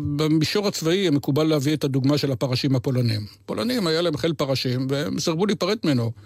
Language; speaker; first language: Hebrew; native; Hebrew